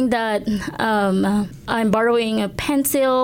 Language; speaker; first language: English; non-native, local second language; Cebuano